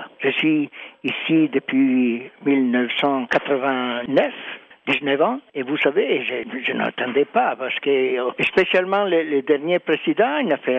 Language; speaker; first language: French; non-native, fluent; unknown